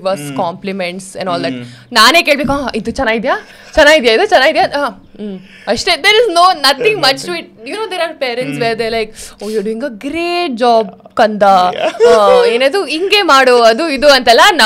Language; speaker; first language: English; non-native, local second language; Kannada